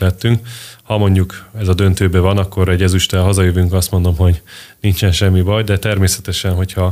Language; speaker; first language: Hungarian; native; Hungarian